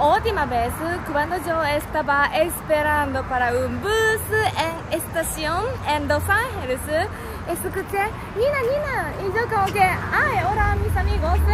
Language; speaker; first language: Spanish; non-native, learner; Japanese